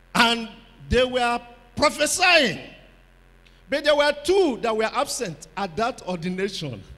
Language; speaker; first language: English; non-native, local second language; Igbo